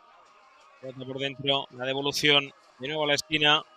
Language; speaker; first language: Spanish; native; Spanish